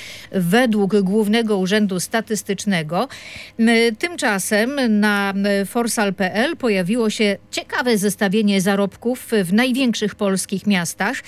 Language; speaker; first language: Polish; native; Polish